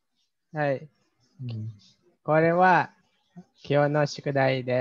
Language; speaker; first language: Japanese; non-native, learner; Indonesian